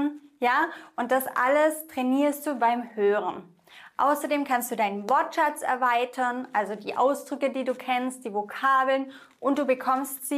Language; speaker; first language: German; native; German